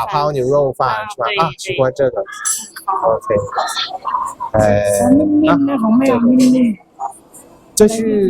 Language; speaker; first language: Chinese; non-native, learner; Thai